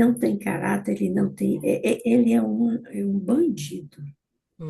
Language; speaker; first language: Portuguese; native; Portuguese